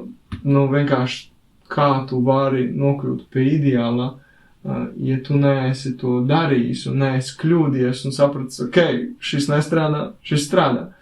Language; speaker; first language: Latvian; native; Latvian